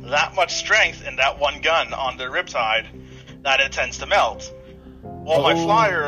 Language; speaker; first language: English; native; English